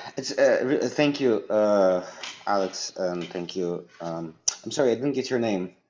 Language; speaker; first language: English; early bilingual, other home language; Russian